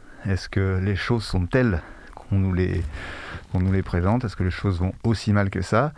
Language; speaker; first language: French; native; French